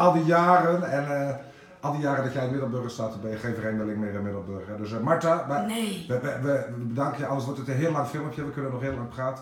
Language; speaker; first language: Dutch; native; Dutch